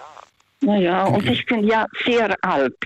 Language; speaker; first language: German; early bilingual, heritage; Russian